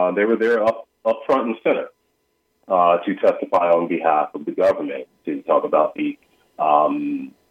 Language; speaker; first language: English; native; English